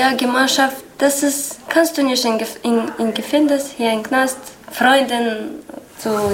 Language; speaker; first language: German; non-native, learner; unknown